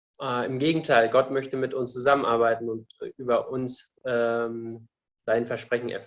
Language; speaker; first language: German; non-native, fluent; Indonesian